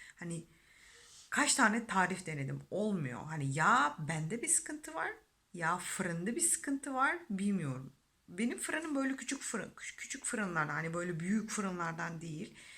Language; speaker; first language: Turkish; non-native, fluent; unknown